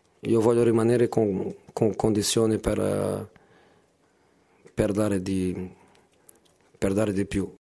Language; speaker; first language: Italian; non-native, fluent; Portuguese